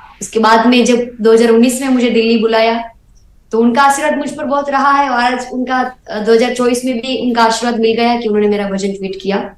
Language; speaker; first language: Hindi; non-native, local second language; Gujarati